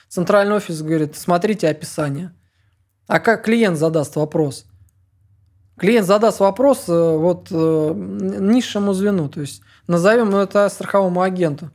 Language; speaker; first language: Russian; native; Russian